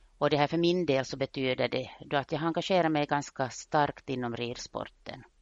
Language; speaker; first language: Swedish; native; Swedish